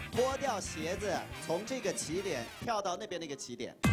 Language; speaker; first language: Chinese; native; Chinese